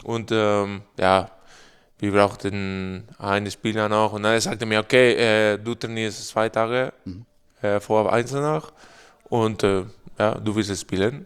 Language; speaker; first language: German; non-native, learner; Spanish